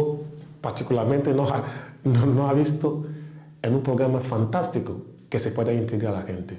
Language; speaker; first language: Spanish; non-native, learner; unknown